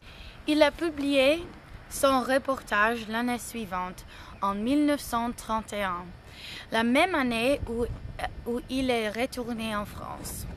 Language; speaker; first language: French; non-native, learner; English